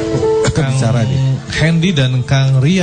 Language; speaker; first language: Indonesian; native; Indonesian